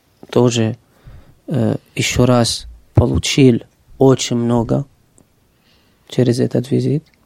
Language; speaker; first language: Russian; non-native, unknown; Arabic